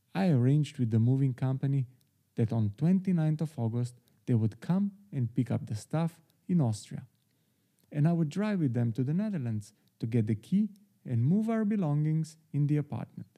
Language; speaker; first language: English; non-native, fluent; Slovenian